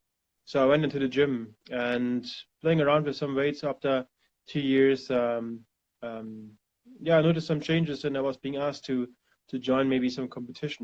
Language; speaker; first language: English; non-native, fluent; German